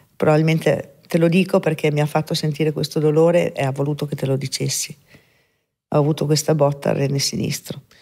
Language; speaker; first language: Italian; native; Italian